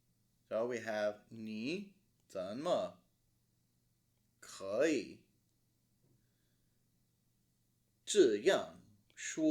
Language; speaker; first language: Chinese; non-native, learner; English